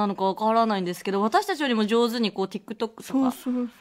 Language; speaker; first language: Japanese; native; Japanese